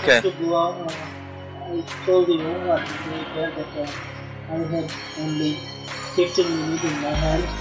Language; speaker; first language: English; non-native, learner; Bangla